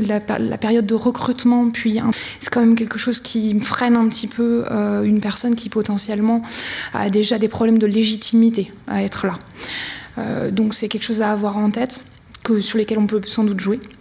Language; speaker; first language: French; native; French